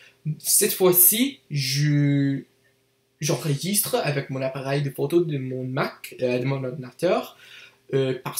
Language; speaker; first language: French; non-native, learner; English